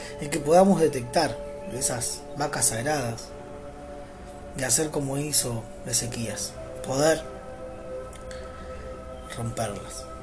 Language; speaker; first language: Spanish; native; Spanish